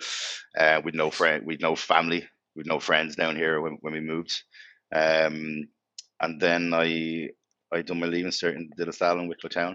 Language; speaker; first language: English; native; English